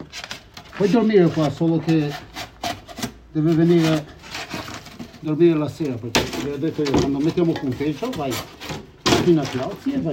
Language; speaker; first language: Italian; non-native, learner; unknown